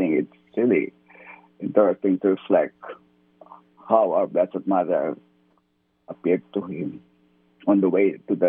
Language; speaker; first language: English; non-native, local second language; Filipino